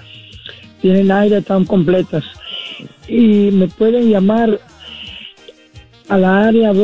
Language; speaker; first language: Spanish; native; Spanish